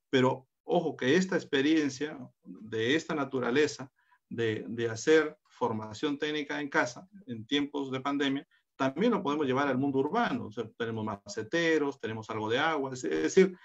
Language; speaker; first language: Spanish; native; Spanish